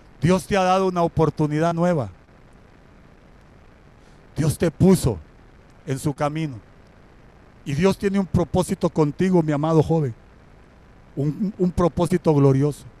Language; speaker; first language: Spanish; native; Spanish